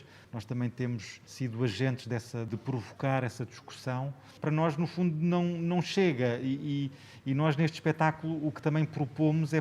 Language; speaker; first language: Portuguese; native; Portuguese